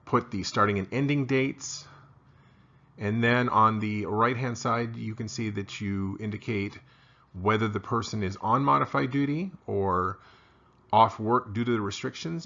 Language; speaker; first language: English; native; English